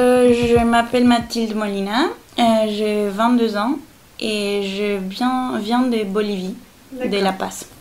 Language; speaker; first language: French; non-native, fluent; Spanish